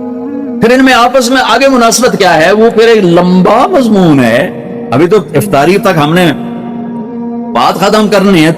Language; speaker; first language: Hindi; non-native, local second language; Punjabi